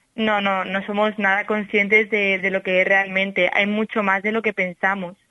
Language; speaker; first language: Spanish; native; Spanish